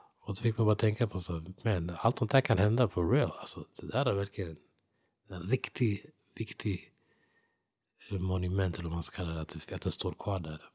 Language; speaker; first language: Swedish; early bilingual, other home language; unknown